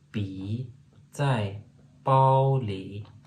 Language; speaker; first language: Chinese; non-native, fluent; Turkmen